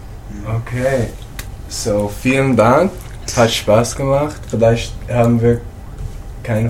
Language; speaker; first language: German; non-native, learner; English